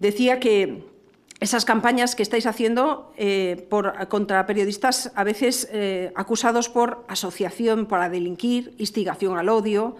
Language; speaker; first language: Spanish; native; Spanish